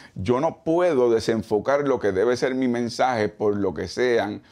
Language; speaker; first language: Spanish; native; Spanish